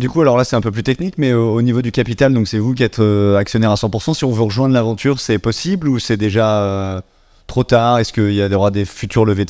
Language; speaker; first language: French; native; French